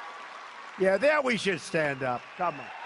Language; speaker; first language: English; native; English